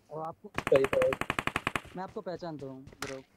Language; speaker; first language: Hindi; non-native, local second language; Bangla